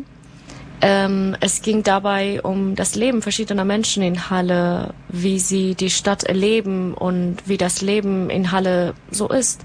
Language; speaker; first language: German; native; German